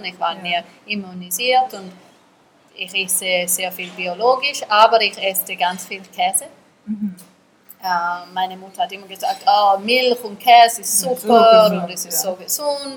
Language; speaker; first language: German; early bilingual, heritage; German